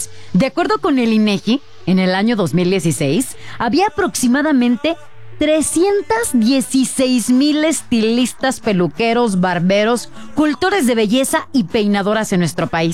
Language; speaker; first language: Spanish; native; Spanish